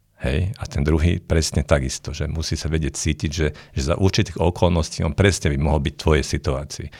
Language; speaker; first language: Slovak; non-native, local second language; Hungarian